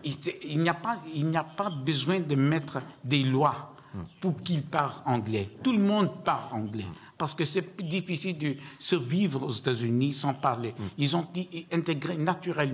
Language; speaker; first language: French; non-native, learner; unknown